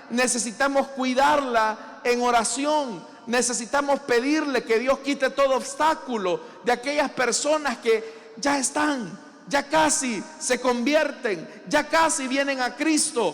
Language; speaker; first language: Spanish; native; Spanish